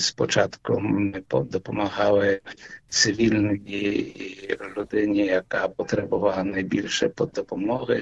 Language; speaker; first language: Ukrainian; early bilingual, heritage; Ukrainian